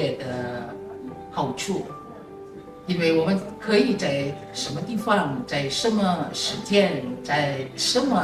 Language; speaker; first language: Chinese; non-native, local second language; Indonesian